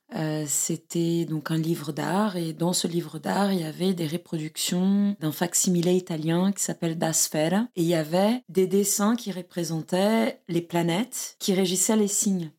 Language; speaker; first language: French; non-native, fluent; Portuguese